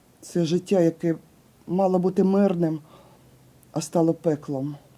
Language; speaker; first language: Ukrainian; native; Ukrainian